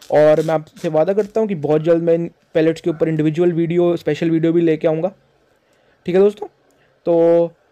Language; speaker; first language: Hindi; non-native, local second language; Punjabi